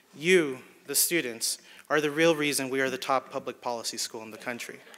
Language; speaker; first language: English; early bilingual, other home language; Spanish